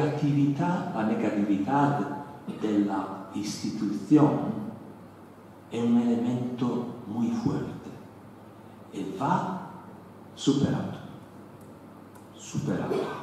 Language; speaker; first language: Spanish; non-native, learner; Italian